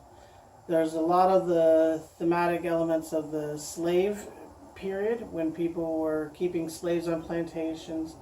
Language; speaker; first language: English; native; English